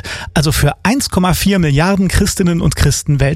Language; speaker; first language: German; native; German